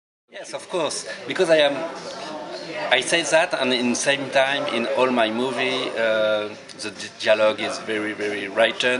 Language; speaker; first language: English; non-native, learner; French